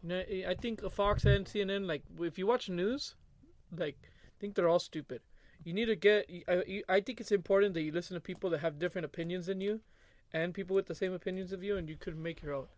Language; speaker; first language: English; native; English